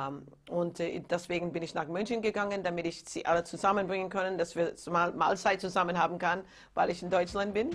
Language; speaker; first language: German; non-native, fluent; English